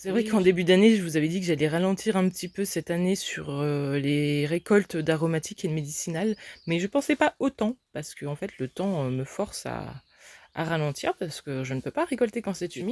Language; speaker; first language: French; native; French